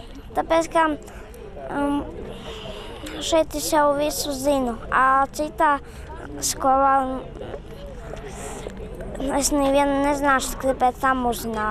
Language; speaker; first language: Latvian; non-native, local second language; Russian